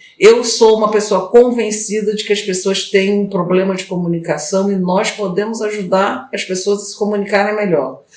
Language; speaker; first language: Portuguese; native; Portuguese